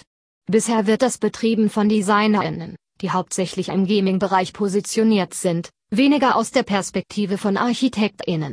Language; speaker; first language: German; native; German